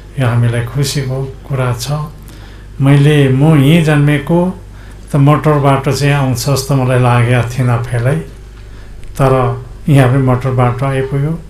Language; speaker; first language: Nepali; non-native, local second language; Limbu